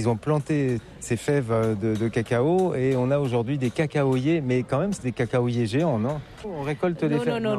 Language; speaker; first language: French; native; French